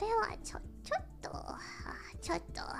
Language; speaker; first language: Japanese; non-native, learner; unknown